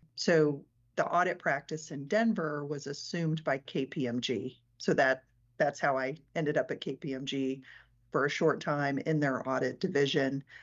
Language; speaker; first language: English; native; English